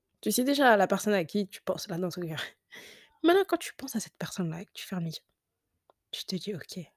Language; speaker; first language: French; early bilingual, other home language; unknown